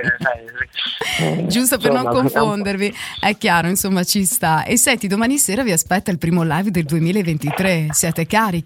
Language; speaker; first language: Italian; native; Italian